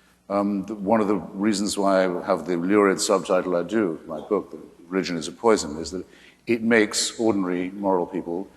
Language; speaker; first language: English; native; English